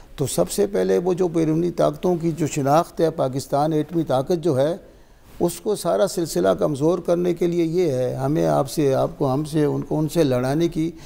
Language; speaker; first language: Urdu; non-native, local second language; Pashto